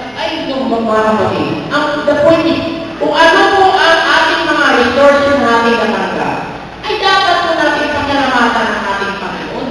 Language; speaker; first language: Filipino; non-native, local second language; Cebuano